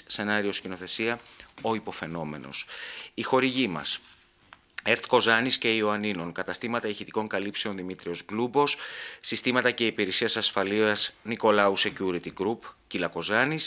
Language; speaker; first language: Greek; native; Greek